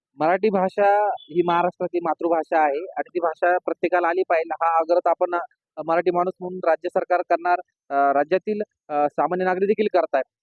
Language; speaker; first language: Marathi; native; Marathi